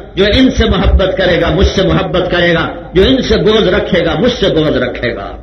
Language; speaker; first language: Urdu; non-native, local second language; Punjabi